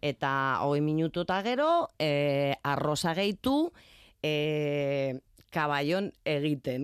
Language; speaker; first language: Basque; non-native, local second language; Spanish